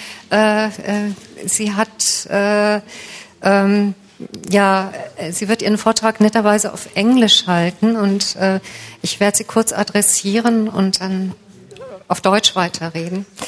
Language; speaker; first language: German; native; German